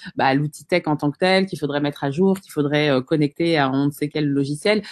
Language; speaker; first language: French; native; French